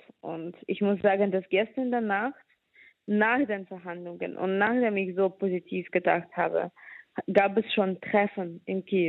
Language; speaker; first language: German; non-native, fluent; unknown